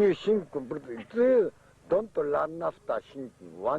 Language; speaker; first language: English; non-native, learner; Japanese